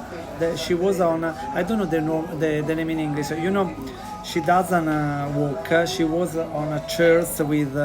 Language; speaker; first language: English; non-native, learner; Italian